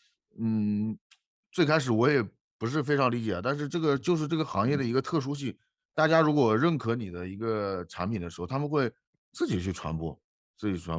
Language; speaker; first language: Chinese; native; Chinese